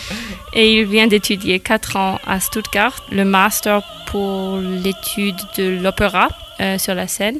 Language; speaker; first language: French; non-native, fluent; German